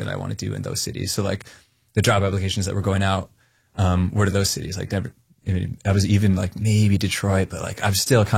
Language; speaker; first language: English; native; English